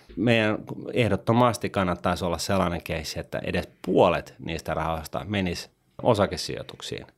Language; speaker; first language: Finnish; native; Finnish